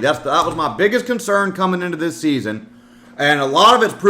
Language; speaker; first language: English; native; English